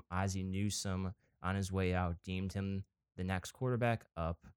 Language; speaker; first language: English; native; English